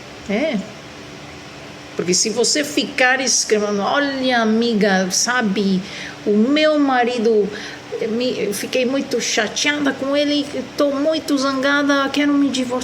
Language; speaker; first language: Portuguese; non-native, fluent; Spanish